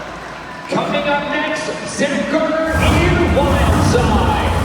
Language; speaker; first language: English; native; English